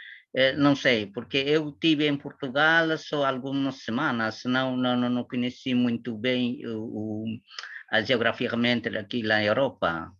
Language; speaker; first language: Portuguese; non-native, learner; Tetum